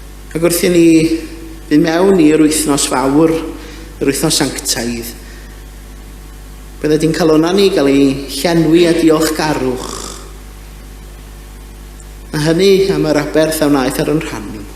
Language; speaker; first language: Welsh; native; Welsh